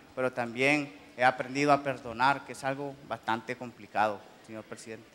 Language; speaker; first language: Spanish; native; Spanish